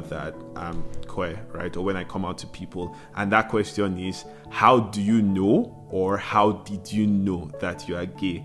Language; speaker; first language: English; non-native, local second language; Yoruba